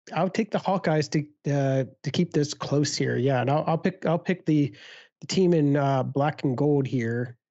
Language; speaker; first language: English; native; English